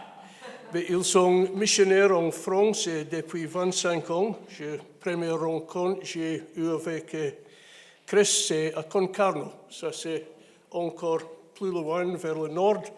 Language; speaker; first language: French; non-native, fluent; English